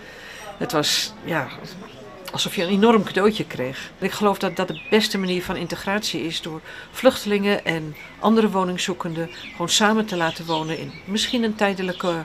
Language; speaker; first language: Dutch; native; Dutch